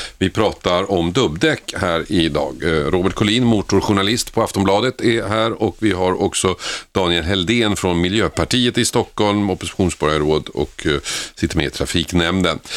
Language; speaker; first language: Swedish; native; Swedish